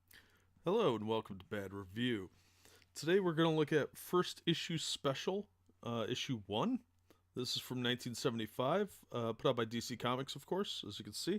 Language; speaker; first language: English; native; English